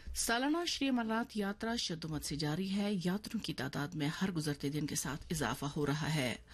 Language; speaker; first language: Urdu; non-native, local second language; Kashmiri